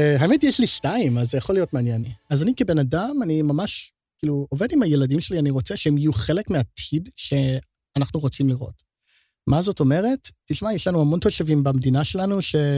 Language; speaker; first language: Hebrew; early bilingual, heritage; Hebrew